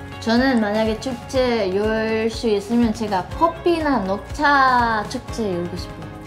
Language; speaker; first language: Korean; non-native, fluent; Indonesian